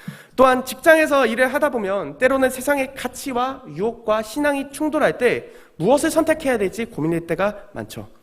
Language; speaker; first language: Korean; native; Korean